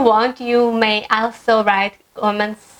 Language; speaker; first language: English; non-native, fluent; Russian